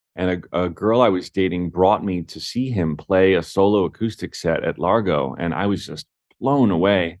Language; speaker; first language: English; native; English